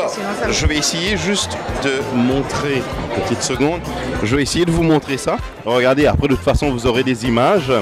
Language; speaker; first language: French; non-native, local second language; Morisyen